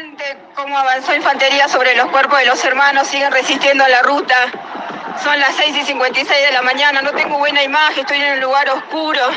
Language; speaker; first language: Spanish; native; Spanish